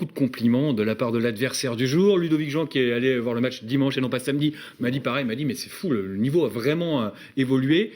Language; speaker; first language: French; native; French